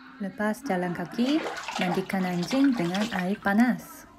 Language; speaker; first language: Malay; non-native, learner; Korean